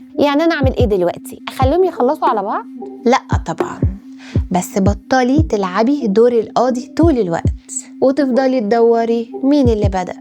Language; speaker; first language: Arabic; native; Arabic